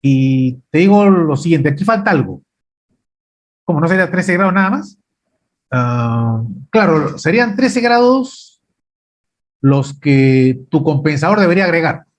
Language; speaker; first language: Spanish; native; Spanish